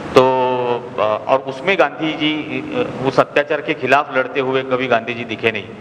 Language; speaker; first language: Hindi; non-native, local second language; Marathi